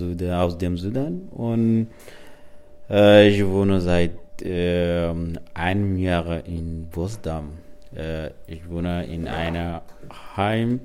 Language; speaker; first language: German; non-native, learner; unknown